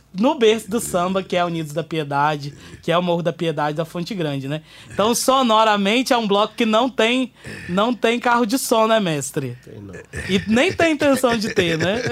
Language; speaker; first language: Portuguese; native; Portuguese